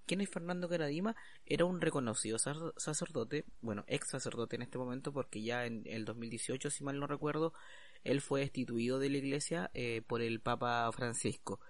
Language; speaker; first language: Spanish; native; Spanish